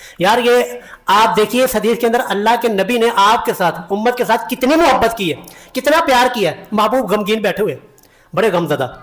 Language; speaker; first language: Urdu; non-native, local second language; Punjabi